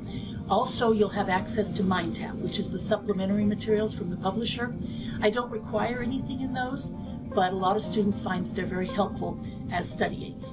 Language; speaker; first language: English; native; English